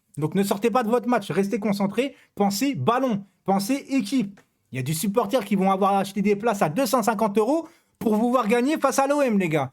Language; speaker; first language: French; native; French